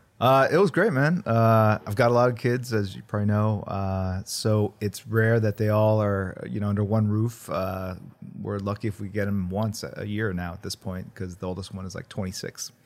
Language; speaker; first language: English; early bilingual, other home language; Korean